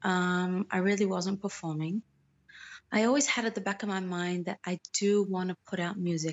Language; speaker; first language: English; native; English